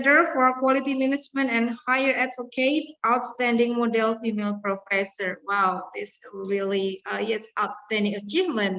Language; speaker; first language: English; non-native, fluent; Indonesian